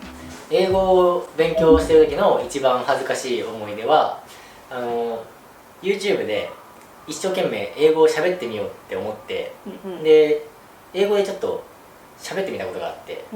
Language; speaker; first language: Japanese; native; Japanese